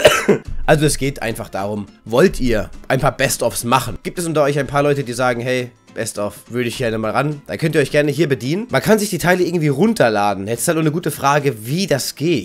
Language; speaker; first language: German; native; German